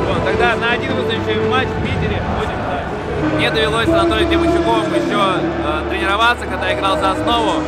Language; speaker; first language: Russian; native; Russian